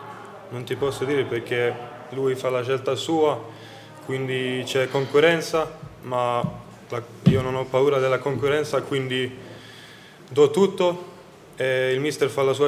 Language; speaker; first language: Italian; non-native, fluent; Swedish